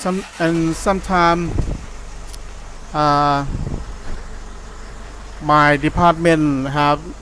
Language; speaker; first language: English; non-native, learner; Thai